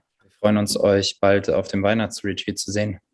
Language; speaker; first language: German; native; German